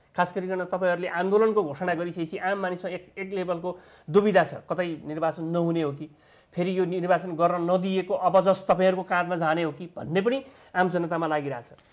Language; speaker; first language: Nepali; native; Nepali